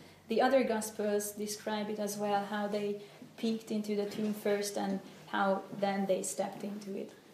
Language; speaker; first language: English; non-native, fluent; Hungarian